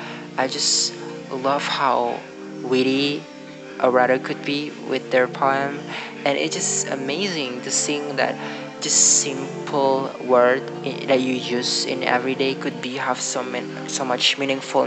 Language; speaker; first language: English; non-native, learner; Indonesian